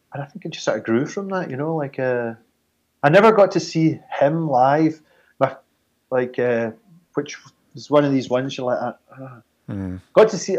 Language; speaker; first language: English; native; English